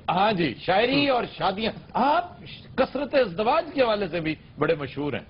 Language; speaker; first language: Urdu; non-native, local second language; Punjabi